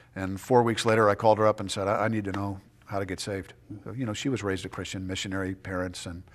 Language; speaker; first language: English; native; English